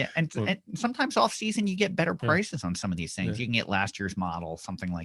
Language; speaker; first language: English; native; English